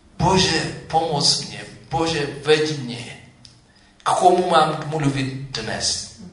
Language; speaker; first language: Czech; non-native, fluent; Amharic